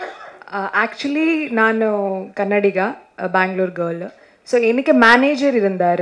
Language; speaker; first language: Tamil; non-native, learner; Kannada